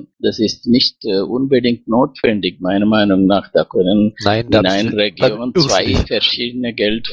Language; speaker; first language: German; non-native, learner; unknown